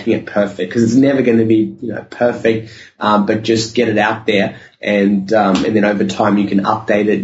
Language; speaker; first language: English; native; English